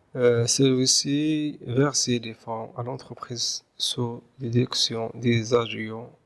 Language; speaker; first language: French; non-native, local second language; Arabic